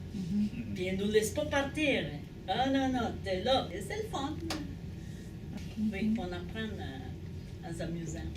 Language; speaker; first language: French; non-native, fluent; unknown